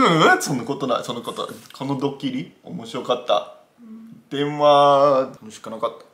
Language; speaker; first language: Japanese; non-native, learner; English